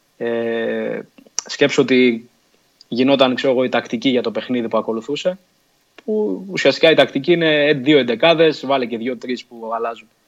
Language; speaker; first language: Greek; early bilingual, other home language; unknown